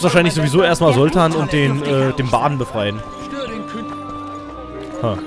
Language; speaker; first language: German; native; German